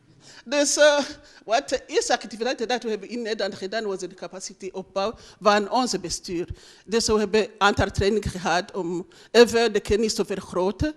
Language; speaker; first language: Dutch; non-native, learner; Rundi